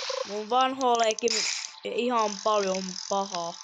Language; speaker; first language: Finnish; early bilingual, other home language; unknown